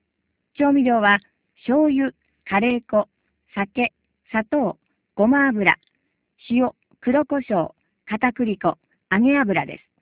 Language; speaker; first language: Japanese; native; Japanese